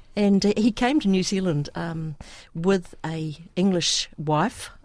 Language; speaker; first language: English; early bilingual, other home language; Sinhala